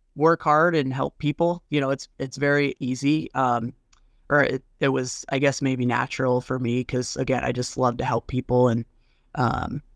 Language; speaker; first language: English; native; English